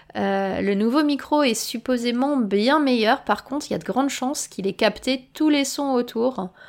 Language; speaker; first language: French; native; French